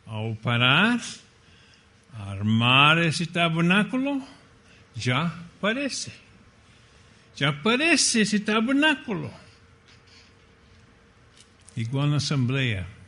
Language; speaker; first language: Portuguese; non-native, fluent; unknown